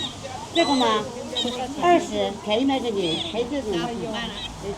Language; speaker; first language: Chinese; native; Chinese